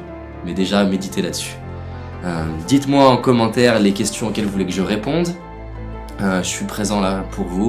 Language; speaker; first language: French; native; French